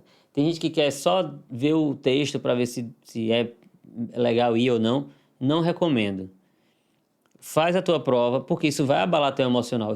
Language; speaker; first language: Portuguese; native; Portuguese